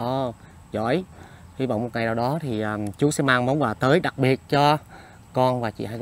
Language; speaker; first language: Vietnamese; native; Vietnamese